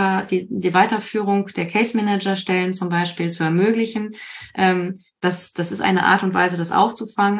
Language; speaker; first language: German; native; German